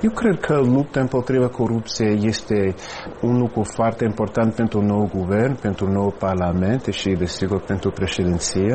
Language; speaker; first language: Romanian; non-native, fluent; English